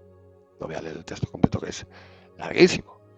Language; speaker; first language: Spanish; native; Spanish